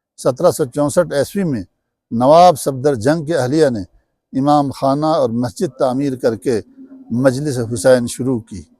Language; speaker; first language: Urdu; non-native, local second language; Balti